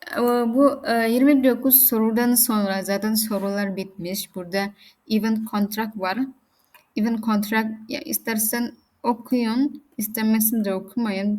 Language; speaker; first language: Turkish; non-native, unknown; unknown